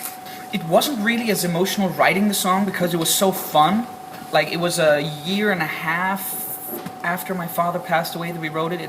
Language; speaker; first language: English; non-native, fluent; Danish